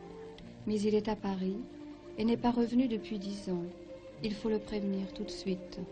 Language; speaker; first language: French; native; French